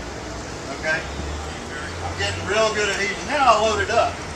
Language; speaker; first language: English; native; English